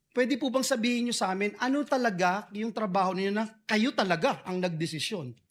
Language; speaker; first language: Filipino; native; Filipino